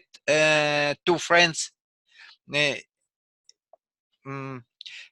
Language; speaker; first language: English; non-native, learner; Russian